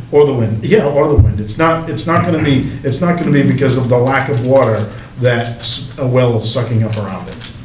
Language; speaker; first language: English; native; English